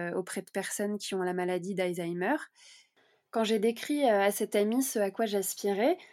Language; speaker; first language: French; native; French